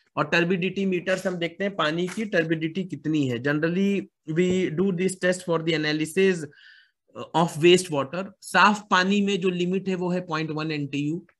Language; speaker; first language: Hindi; native; Hindi